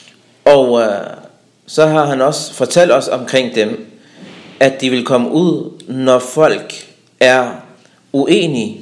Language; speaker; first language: Danish; early bilingual, other home language; Arabic